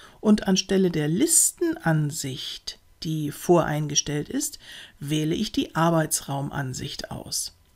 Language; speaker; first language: German; native; German